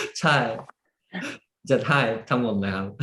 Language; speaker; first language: Thai; early bilingual, heritage; Japanese